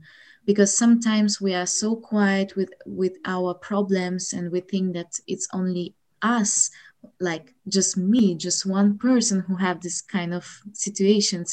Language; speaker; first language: English; non-native, fluent; Ukrainian